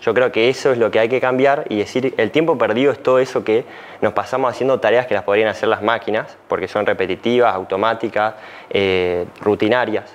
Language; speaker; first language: Spanish; native; Spanish